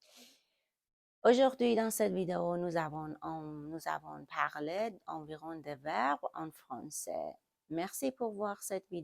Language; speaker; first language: French; non-native, learner; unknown